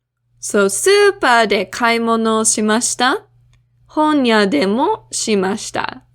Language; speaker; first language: Japanese; non-native, fluent; English